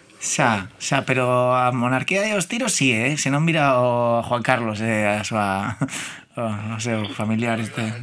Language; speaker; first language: Galician; non-native, local second language; Spanish